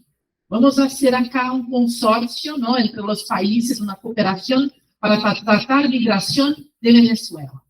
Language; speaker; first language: Spanish; non-native, fluent; Portuguese